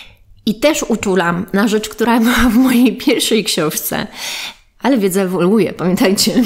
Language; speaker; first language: Polish; native; Polish